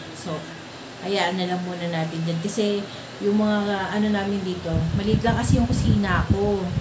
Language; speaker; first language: Filipino; native; Filipino